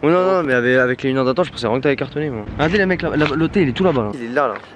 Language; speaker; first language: French; native; French